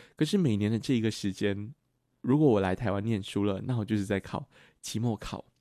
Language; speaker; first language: Chinese; native; Chinese